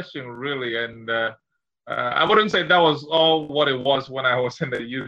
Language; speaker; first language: English; non-native, local second language; Ewe